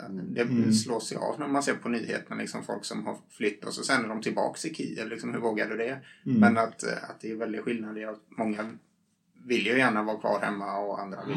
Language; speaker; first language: Swedish; native; Swedish